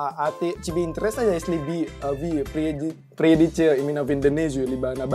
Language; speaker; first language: Russian; non-native, fluent; Indonesian